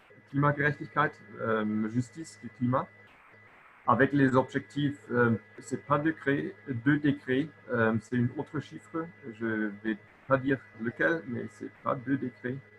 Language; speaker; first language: French; non-native, local second language; German